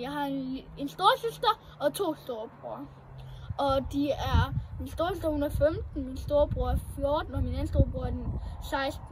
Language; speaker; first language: Danish; early bilingual, other home language; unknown